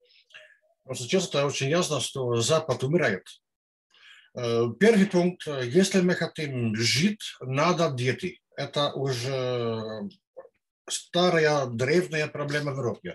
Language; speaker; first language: Russian; non-native, fluent; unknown